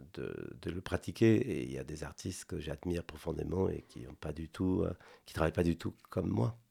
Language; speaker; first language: French; non-native, fluent; Spanish